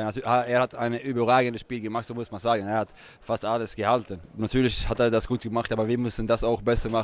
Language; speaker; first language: German; non-native, fluent; Swedish